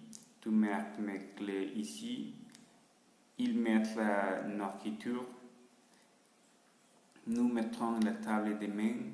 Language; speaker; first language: French; non-native, learner; Spanish